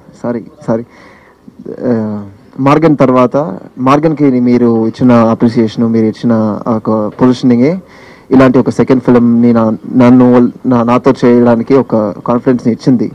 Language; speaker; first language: Telugu; non-native, learner; Tamil